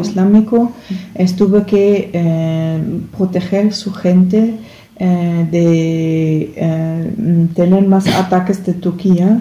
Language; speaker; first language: Spanish; non-native, learner; German